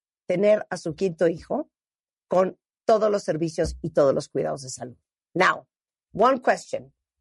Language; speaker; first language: Spanish; native; Spanish